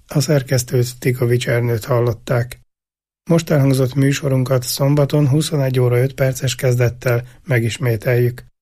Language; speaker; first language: Hungarian; native; Hungarian